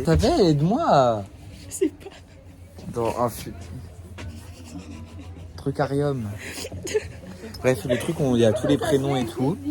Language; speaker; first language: French; native; French